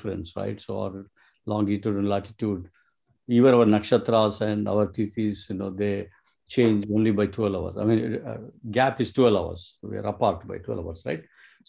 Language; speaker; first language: English; non-native, local second language; Telugu